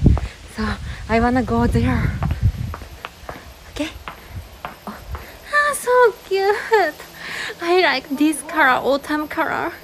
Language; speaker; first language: English; non-native, learner; Japanese